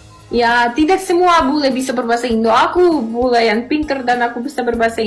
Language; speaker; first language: Indonesian; non-native, learner; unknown